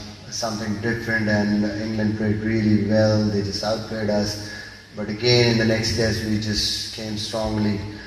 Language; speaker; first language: English; non-native, local second language; Urdu